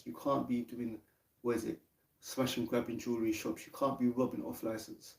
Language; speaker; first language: English; native; English